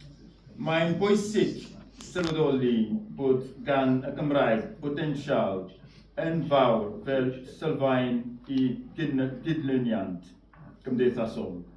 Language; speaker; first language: Welsh; non-native, fluent; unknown